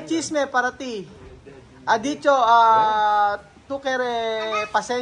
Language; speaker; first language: Spanish; non-native, learner; Filipino